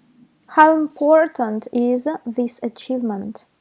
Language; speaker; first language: English; non-native, fluent; Russian